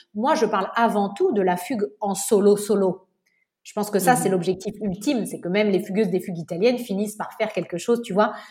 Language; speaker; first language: French; native; French